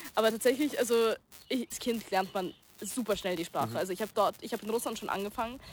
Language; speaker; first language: German; early bilingual, other home language; Russian